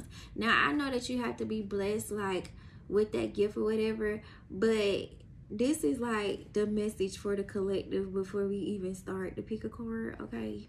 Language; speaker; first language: English; native; English